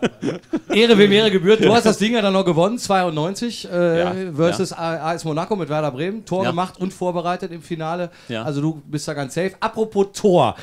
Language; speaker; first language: German; native; German